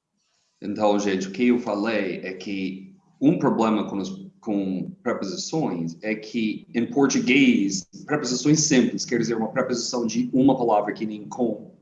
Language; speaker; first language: Portuguese; non-native, fluent; English